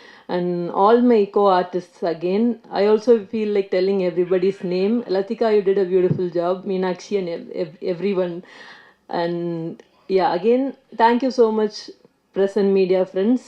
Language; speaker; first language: English; non-native, local second language; Tamil